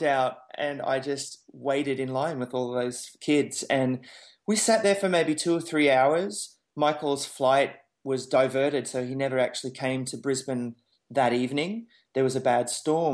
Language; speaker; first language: English; native; English